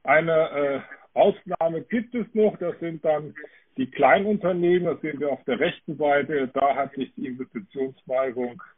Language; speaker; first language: German; native; German